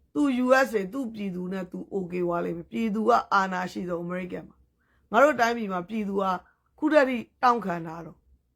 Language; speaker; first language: Burmese; native; Burmese